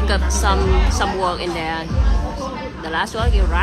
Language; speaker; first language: English; non-native, learner; Vietnamese